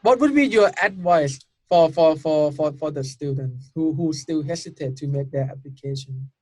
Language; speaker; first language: English; non-native, fluent; Thai